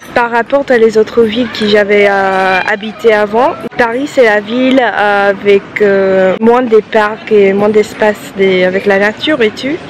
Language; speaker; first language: French; non-native, fluent; English